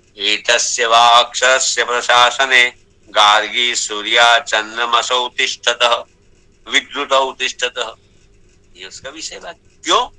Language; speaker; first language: Hindi; non-native, local second language; Gujarati